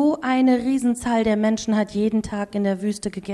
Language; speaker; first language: German; native; German